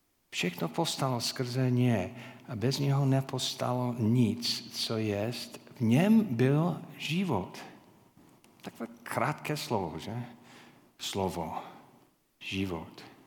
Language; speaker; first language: Czech; non-native, fluent; English